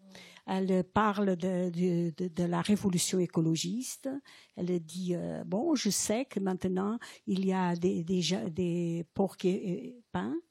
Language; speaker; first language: French; non-native, fluent; Portuguese